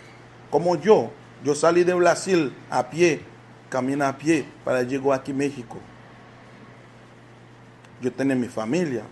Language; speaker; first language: Spanish; non-native, learner; Haitian Creole